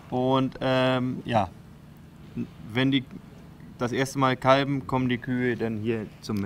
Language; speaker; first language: German; native; German